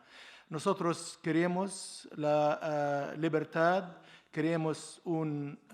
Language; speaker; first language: Spanish; non-native, learner; Arabic